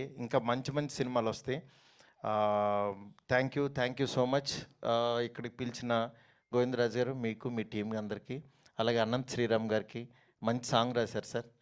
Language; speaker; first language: Telugu; native; Telugu